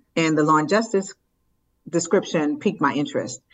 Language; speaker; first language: English; native; English